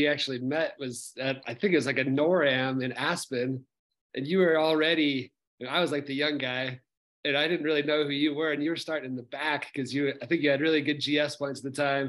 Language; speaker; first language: English; native; English